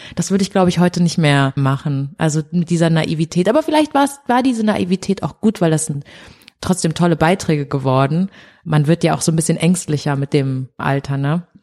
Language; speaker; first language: German; early bilingual, other home language; Portuguese